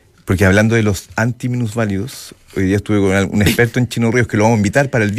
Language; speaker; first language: Spanish; native; Spanish